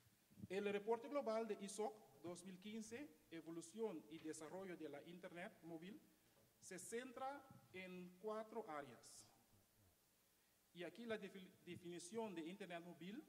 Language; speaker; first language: Spanish; non-native, fluent; Papiamento